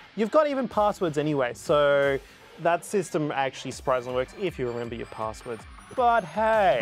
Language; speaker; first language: English; native; English